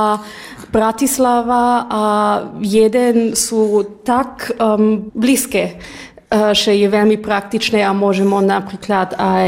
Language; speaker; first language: Slovak; non-native, learner; German